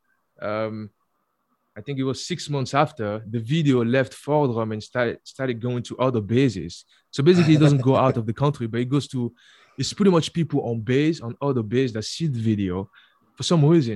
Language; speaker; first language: English; non-native, fluent; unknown